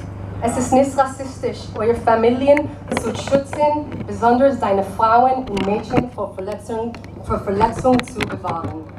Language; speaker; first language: German; non-native, learner; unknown